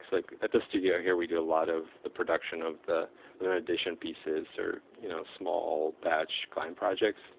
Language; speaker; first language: English; non-native, fluent; Czech